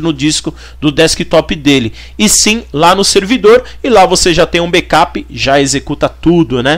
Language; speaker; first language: Portuguese; native; Portuguese